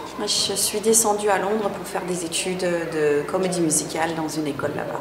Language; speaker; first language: French; non-native, fluent; English